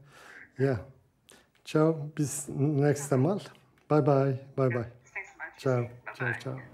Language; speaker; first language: German; non-native, learner; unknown